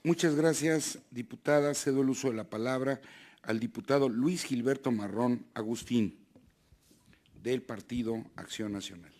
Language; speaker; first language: Spanish; native; Spanish